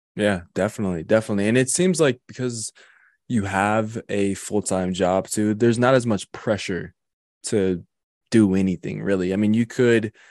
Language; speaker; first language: English; native; English